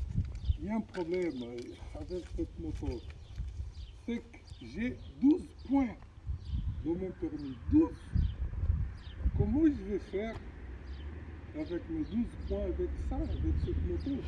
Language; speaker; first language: French; non-native, fluent; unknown